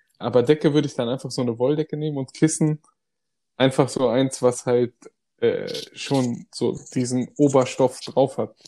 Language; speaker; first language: German; early bilingual, other home language; Greek